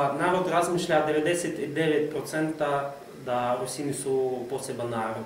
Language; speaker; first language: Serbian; non-native, fluent; Russian